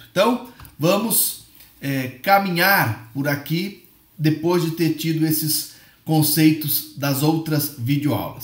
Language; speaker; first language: Portuguese; native; Portuguese